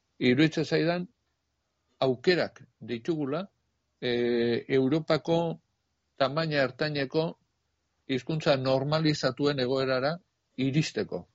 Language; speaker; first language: Basque; native; Basque